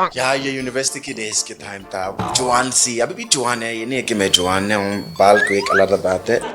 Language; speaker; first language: Hindi; non-native, fluent; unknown